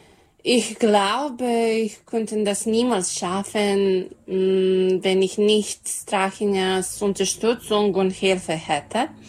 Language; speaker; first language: German; non-native, learner; Serbian